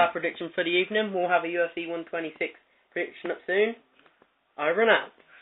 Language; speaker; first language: English; native; English